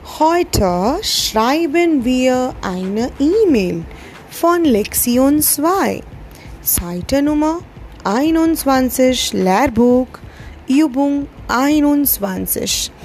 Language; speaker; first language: German; non-native, fluent; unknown